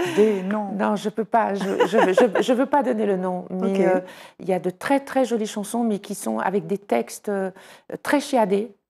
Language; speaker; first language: French; native; French